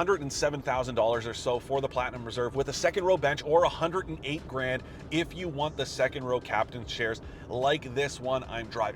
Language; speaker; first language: English; native; English